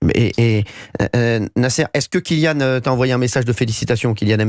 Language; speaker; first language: French; native; French